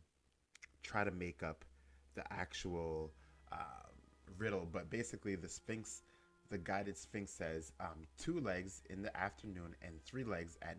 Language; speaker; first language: English; native; English